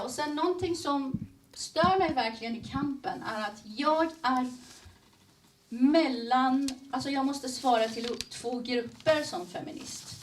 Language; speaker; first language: Swedish; early bilingual, other home language; Persian